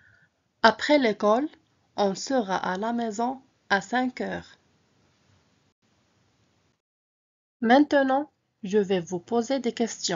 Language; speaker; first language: French; non-native, local second language; Arabic